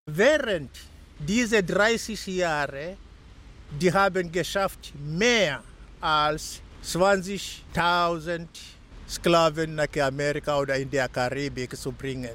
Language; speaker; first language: German; non-native, fluent; Swahili